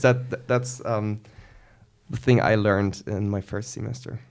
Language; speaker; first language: English; non-native, fluent; German